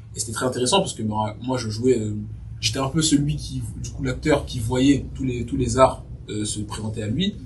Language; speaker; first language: French; early bilingual, other home language; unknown